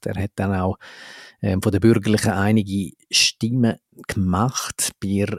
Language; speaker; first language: German; native; German